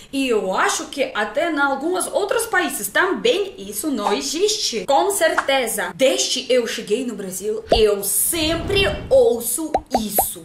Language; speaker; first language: Portuguese; non-native, fluent; Russian